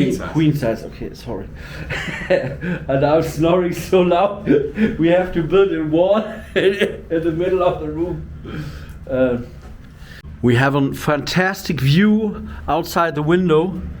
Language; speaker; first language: English; non-native, learner; German